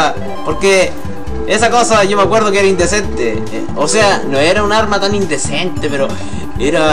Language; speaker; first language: Spanish; native; Spanish